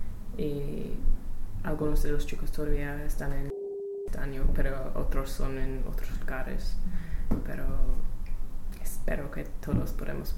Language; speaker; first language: Spanish; non-native, learner; English